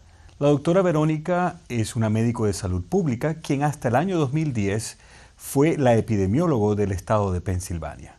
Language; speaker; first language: Spanish; native; Spanish